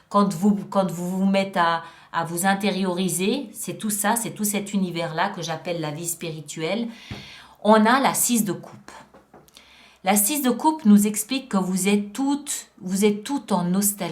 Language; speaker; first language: French; native; French